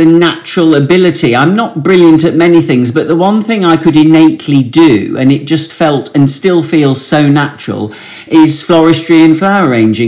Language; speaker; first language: English; native; English